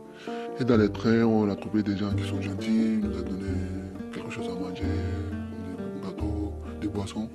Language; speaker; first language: French; non-native, fluent; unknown